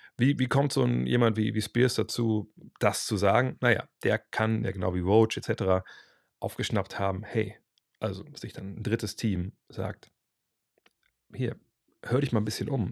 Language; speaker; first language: German; native; German